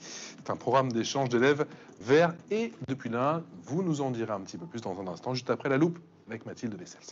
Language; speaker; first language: French; native; French